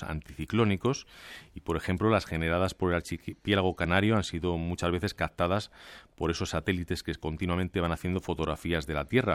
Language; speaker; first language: Spanish; native; Spanish